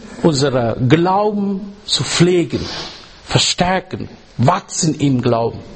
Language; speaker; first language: German; non-native, learner; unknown